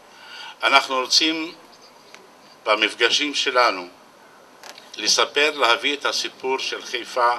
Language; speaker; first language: Hebrew; non-native, local second language; Arabic